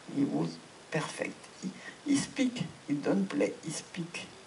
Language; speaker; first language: English; non-native, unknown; French